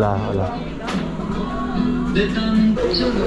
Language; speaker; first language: Spanish; non-native, learner; English